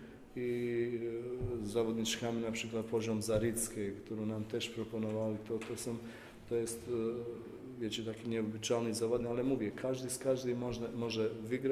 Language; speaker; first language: Polish; non-native, fluent; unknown